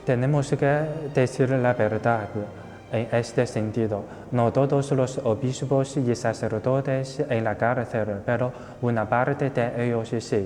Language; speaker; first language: Spanish; non-native, fluent; Chinese